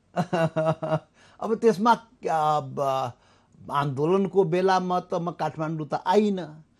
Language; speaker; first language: Nepali; non-native, local second language; Maithili